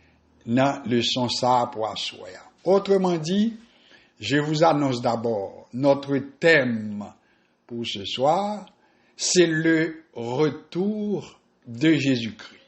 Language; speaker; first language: French; non-native, local second language; Haitian Creole